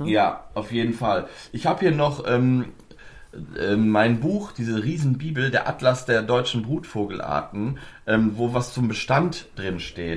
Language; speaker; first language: German; native; German